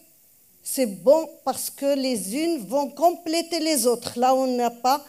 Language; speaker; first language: French; non-native, local second language; Arabic